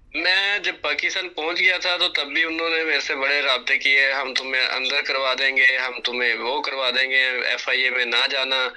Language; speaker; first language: Urdu; non-native, local second language; Punjabi